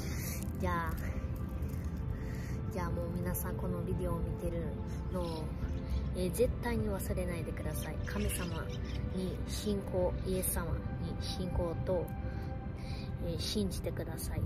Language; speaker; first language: Japanese; early bilingual, other home language; Portuguese